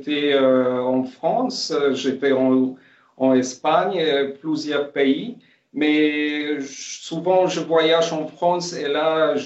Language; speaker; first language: French; non-native, fluent; Polish